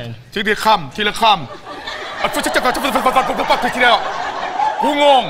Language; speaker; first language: Thai; native; Thai